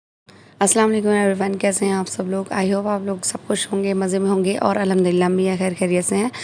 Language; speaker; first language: Hindi; native; Hindi